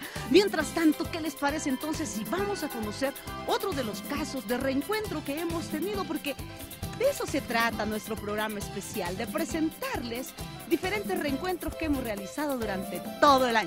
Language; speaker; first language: Spanish; native; Spanish